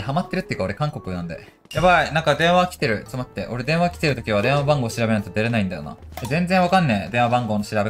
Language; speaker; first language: Japanese; native; Japanese